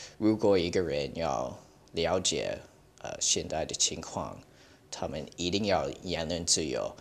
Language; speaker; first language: Chinese; early bilingual, heritage; Chinese